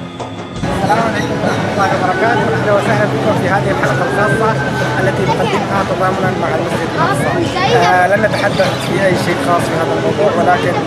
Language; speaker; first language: Arabic; native; Arabic